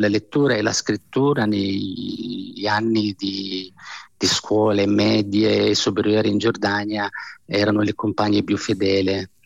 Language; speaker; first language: Italian; non-native, fluent; Arabic